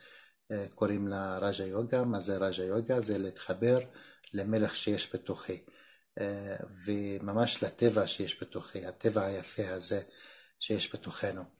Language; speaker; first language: Hebrew; non-native, local second language; Arabic